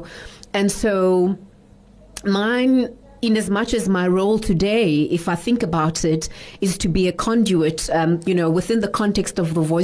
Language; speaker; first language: English; non-native, local second language; Xhosa